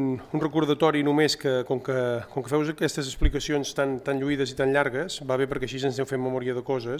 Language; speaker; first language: Catalan; native; Catalan